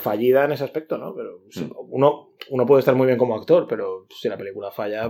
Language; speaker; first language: Spanish; native; Spanish